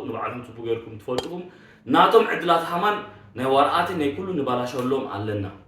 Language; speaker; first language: Tigrinya; early bilingual, heritage; Tigrinya